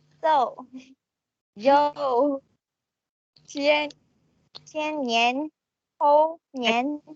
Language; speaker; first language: Chinese; non-native, learner; Malay